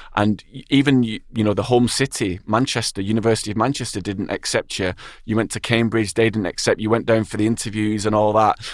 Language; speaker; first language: English; native; English